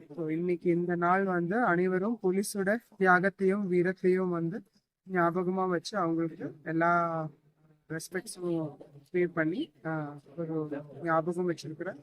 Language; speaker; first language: Tamil; native; Tamil